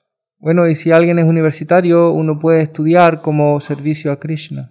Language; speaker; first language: Spanish; native; Spanish